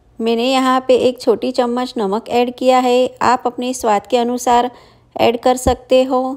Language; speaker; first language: Hindi; non-native, local second language; Gujarati